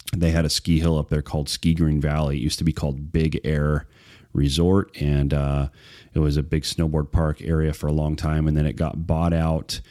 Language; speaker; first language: English; native; English